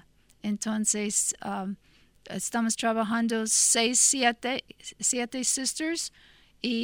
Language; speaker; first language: Spanish; non-native, fluent; English